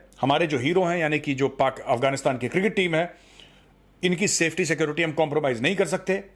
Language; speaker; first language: Hindi; native; Hindi